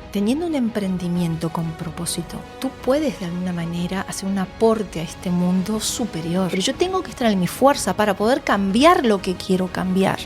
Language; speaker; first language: Spanish; native; Spanish